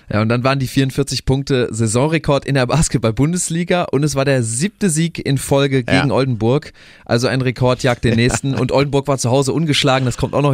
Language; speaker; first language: German; native; German